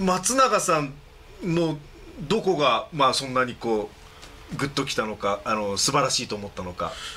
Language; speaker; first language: Japanese; native; Japanese